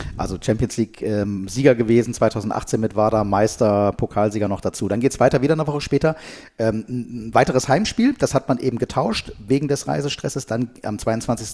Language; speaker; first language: German; native; German